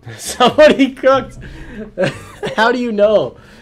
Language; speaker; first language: English; native; English